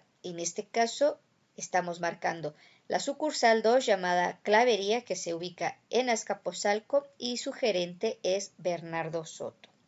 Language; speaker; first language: Spanish; native; Spanish